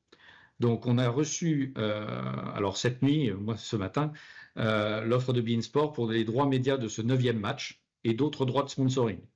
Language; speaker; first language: French; native; French